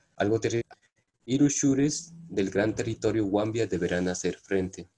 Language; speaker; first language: Spanish; non-native, local second language; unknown